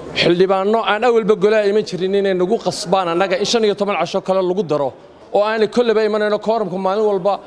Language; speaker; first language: Somali; native; Somali